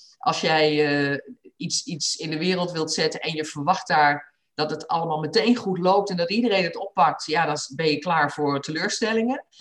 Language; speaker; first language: Dutch; native; Dutch